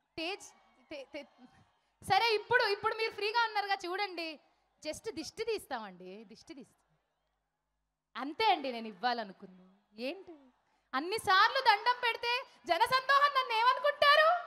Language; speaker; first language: Telugu; native; Telugu